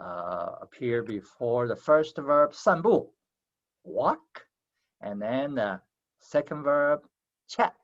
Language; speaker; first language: English; non-native, fluent; Chinese